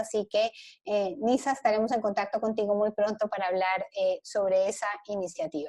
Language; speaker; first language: Spanish; native; Spanish